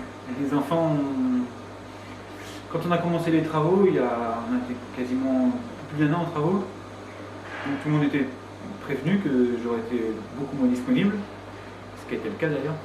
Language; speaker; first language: French; native; French